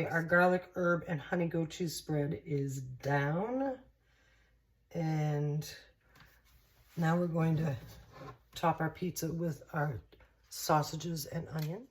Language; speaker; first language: English; native; English